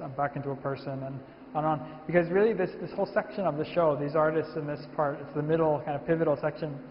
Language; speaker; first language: English; native; English